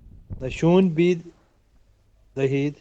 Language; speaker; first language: Persian; non-native, learner; Urdu